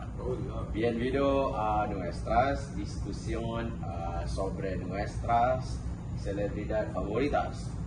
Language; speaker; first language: Spanish; non-native, learner; Malay